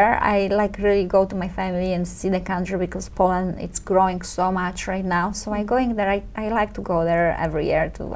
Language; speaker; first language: English; non-native, fluent; Polish